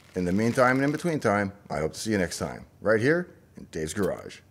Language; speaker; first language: English; native; English